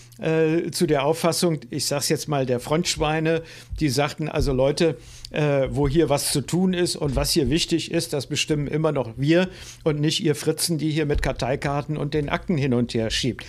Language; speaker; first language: German; native; German